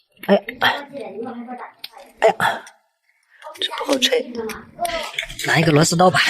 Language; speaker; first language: Chinese; native; Chinese